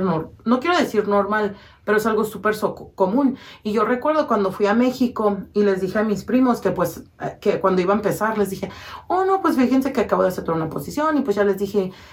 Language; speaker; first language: Spanish; early bilingual, heritage; Spanish